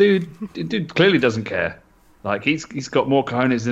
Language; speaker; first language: English; native; English